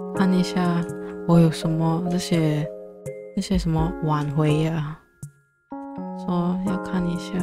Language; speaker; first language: Chinese; early bilingual, other home language; English